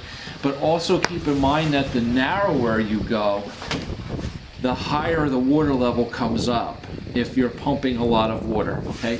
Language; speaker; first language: English; native; English